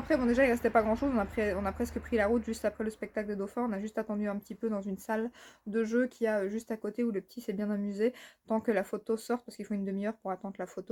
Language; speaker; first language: French; native; French